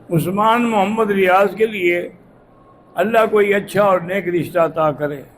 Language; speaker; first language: Urdu; native; Urdu